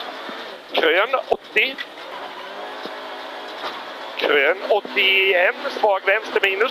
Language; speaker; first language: Swedish; native; Swedish